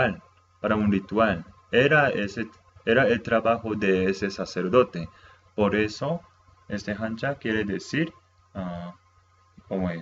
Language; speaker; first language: Spanish; non-native, fluent; Korean